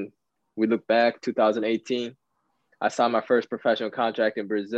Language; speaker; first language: English; early bilingual, other home language; Japanese